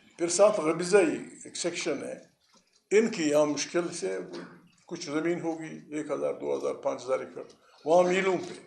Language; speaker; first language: Urdu; non-native, local second language; Pashto